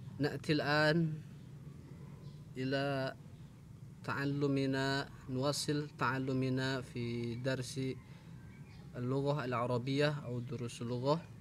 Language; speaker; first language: Arabic; non-native, fluent; Indonesian